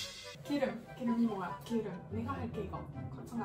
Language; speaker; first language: Korean; non-native, learner; French